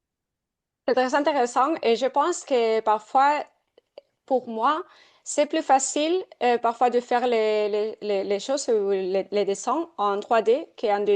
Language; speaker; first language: French; non-native, fluent; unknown